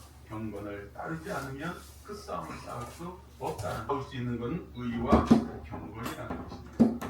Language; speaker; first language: Korean; native; Korean